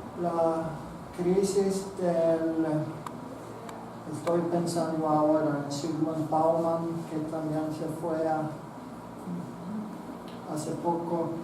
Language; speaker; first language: Spanish; non-native, fluent; Swedish